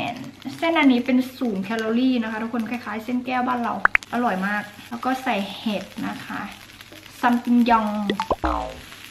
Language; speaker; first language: Thai; native; Thai